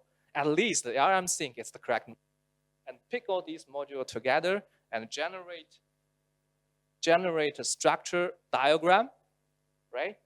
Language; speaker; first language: English; non-native, local second language; Chinese